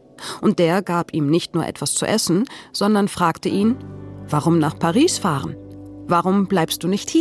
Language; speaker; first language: German; native; German